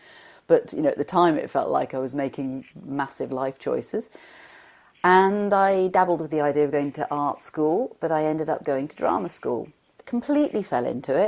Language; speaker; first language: English; native; English